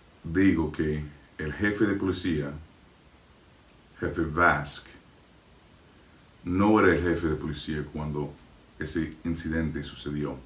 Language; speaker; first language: Spanish; non-native, fluent; English